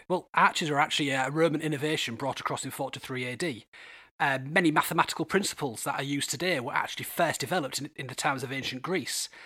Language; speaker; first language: English; native; English